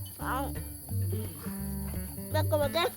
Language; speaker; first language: Spanish; native; Spanish